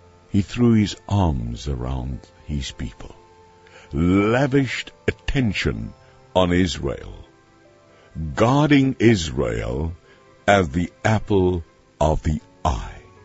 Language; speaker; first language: English; non-native, local second language; Afrikaans